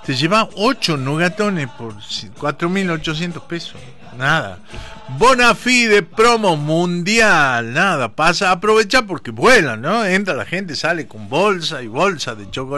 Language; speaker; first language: Spanish; native; Spanish